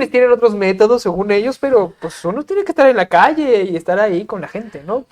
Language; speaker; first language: Spanish; native; Spanish